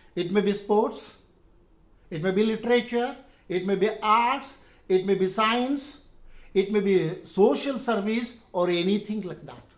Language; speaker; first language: English; non-native, local second language; Kannada